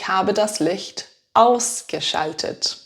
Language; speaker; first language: German; non-native, fluent; English